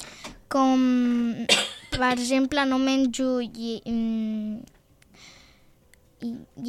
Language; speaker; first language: Catalan; early bilingual, other home language; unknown